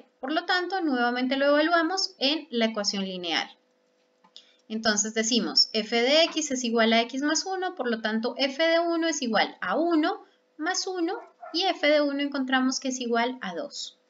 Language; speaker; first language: Spanish; native; Spanish